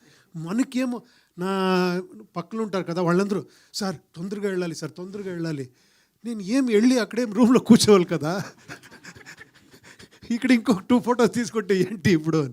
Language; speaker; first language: Telugu; non-native, fluent; Kannada